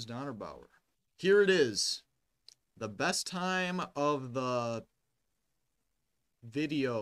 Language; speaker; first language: English; native; English